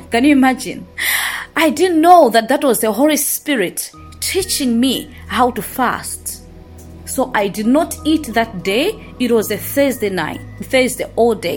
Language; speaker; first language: English; non-native, local second language; Nyanja